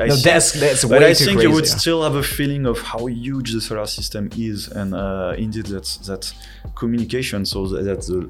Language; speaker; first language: English; non-native, fluent; French